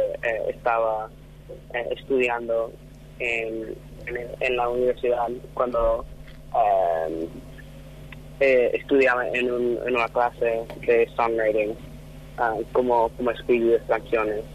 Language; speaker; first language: Spanish; non-native, fluent; English